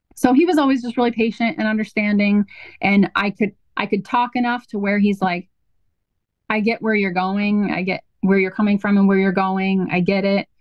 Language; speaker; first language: English; native; English